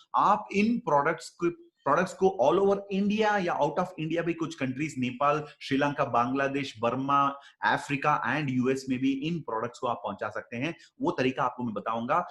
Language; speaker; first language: Hindi; native; Hindi